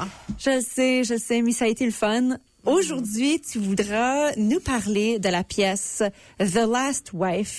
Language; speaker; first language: French; native; French